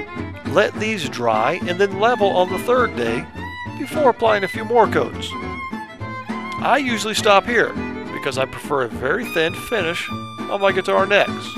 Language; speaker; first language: English; native; English